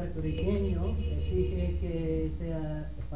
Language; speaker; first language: Spanish; non-native, fluent; English